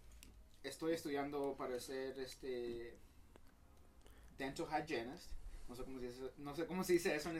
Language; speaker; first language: Spanish; early bilingual, heritage; Spanish